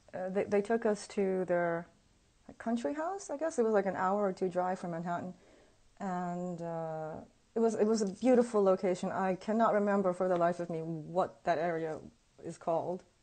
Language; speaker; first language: English; early bilingual, other home language; Japanese